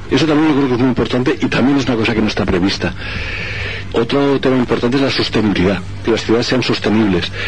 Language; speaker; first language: Spanish; native; Spanish